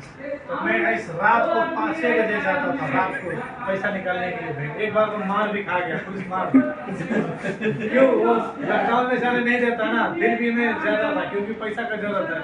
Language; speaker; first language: Hindi; non-native, learner; Nepali